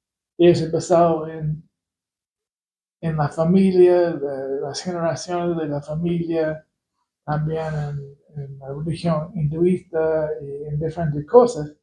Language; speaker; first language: Spanish; non-native, fluent; English